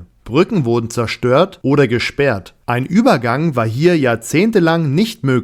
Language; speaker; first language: German; native; German